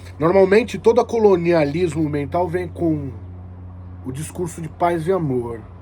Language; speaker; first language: Portuguese; native; Portuguese